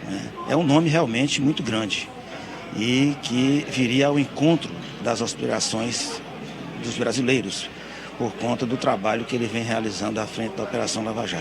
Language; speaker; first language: Portuguese; native; Portuguese